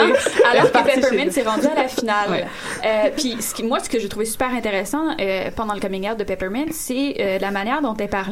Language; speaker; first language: French; native; French